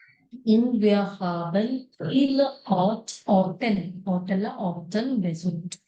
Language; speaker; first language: German; non-native, fluent; Malayalam